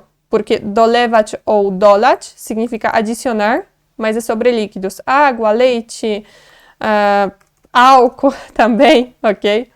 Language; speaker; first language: Portuguese; non-native, fluent; Polish